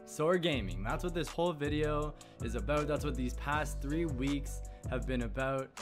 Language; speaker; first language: English; native; English